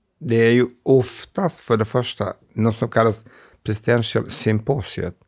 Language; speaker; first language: Swedish; non-native, fluent; Kurdish